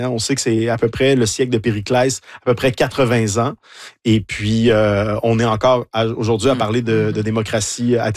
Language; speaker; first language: French; native; French